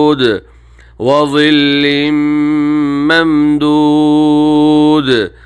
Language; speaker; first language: Arabic; native; Arabic